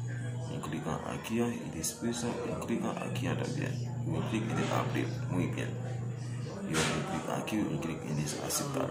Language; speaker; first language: Spanish; non-native, learner; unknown